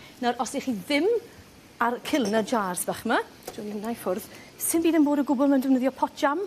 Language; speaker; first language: Welsh; native; Welsh